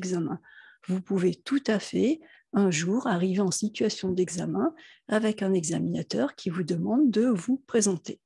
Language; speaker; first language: French; native; French